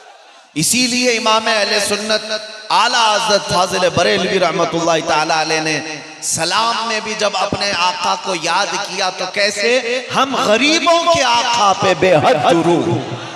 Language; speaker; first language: Urdu; native; Urdu